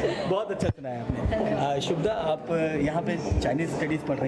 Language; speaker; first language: Hindi; native; Hindi